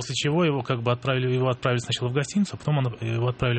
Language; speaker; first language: Russian; native; Russian